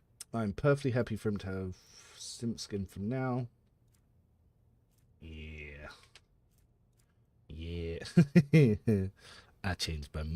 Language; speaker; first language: English; native; English